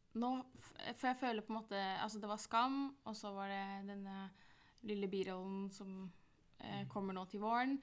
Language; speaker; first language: Norwegian; early bilingual, other home language; Arabic